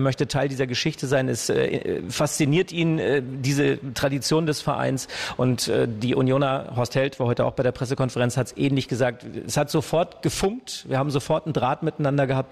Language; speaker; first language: German; native; German